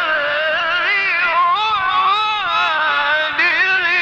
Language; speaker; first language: Arabic; native; Arabic